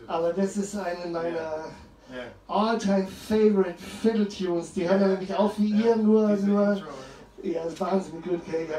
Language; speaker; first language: German; native; German